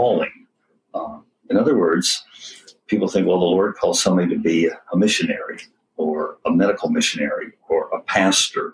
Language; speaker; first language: English; native; English